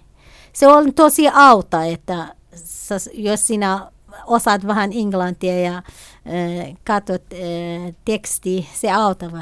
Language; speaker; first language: Finnish; non-native, learner; Kurdish